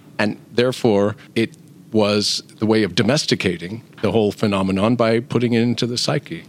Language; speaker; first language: English; native; English